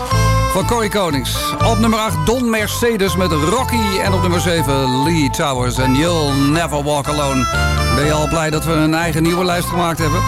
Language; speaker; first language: Dutch; native; Dutch